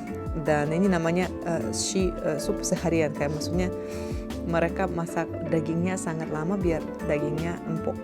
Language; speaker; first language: Indonesian; non-native, fluent; Russian